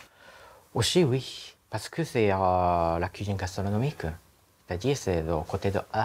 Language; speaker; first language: French; non-native, learner; Japanese